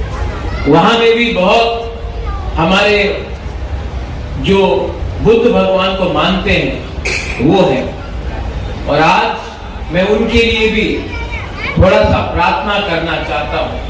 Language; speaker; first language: Hindi; non-native, local second language; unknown